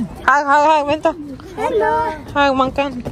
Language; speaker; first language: Swedish; non-native, learner; Cebuano